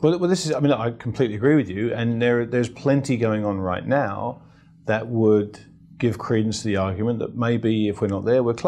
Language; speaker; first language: English; native; English